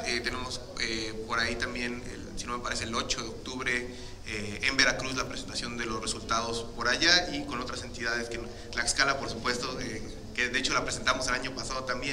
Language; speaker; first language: Spanish; native; Spanish